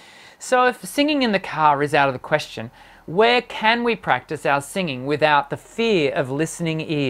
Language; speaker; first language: English; native; English